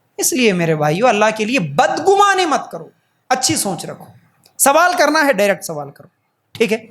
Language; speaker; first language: Urdu; native; Urdu